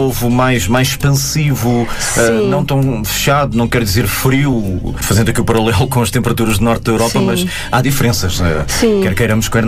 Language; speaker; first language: Portuguese; native; Portuguese